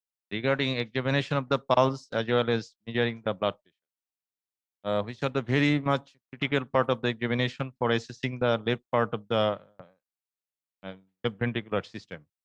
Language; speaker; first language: English; non-native, local second language; Bangla